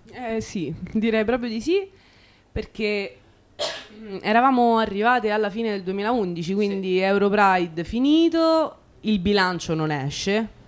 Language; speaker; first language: Italian; native; Italian